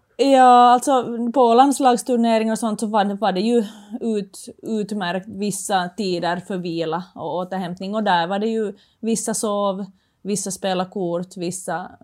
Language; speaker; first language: Swedish; native; Swedish